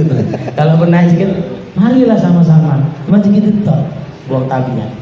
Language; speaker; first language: Indonesian; native; Indonesian